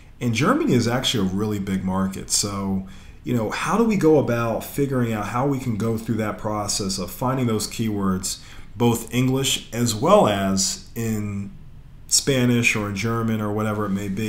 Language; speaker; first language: English; native; English